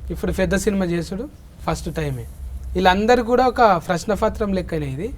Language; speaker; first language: Telugu; native; Telugu